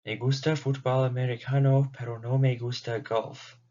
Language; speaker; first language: Spanish; non-native, learner; English